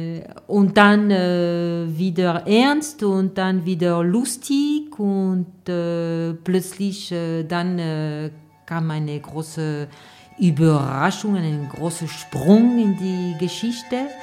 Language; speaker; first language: German; non-native, fluent; French